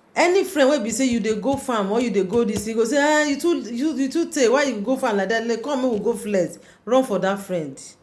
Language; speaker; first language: Nigerian Pidgin; native; Nigerian Pidgin